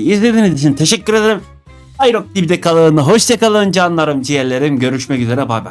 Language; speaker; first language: Turkish; native; Turkish